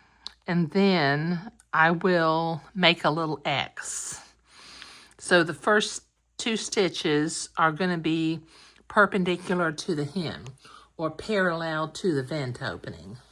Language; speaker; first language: English; native; English